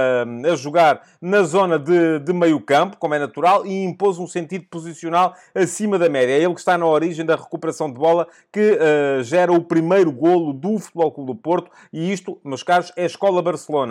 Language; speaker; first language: Portuguese; native; Portuguese